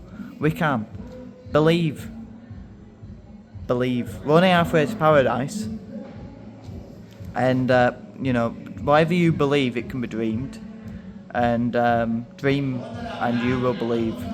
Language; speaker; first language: English; native; English